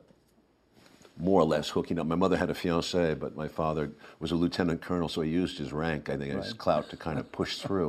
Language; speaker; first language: English; native; English